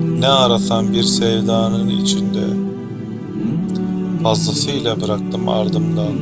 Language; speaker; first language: Turkish; native; Turkish